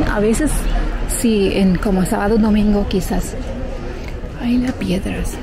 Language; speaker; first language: Spanish; non-native, learner; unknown